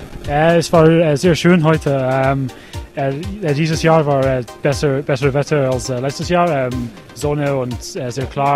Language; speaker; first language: German; non-native, learner; English